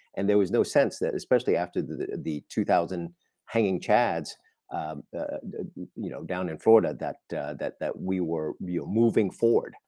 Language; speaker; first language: English; non-native, fluent; Vietnamese